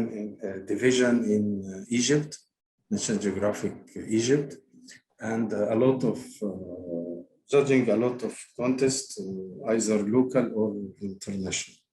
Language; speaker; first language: English; non-native, learner; Arabic